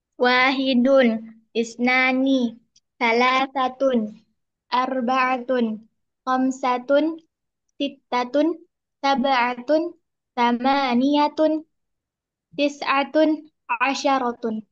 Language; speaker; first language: Arabic; non-native, learner; Indonesian